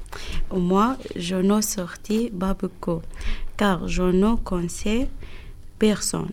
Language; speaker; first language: French; non-native, learner; Arabic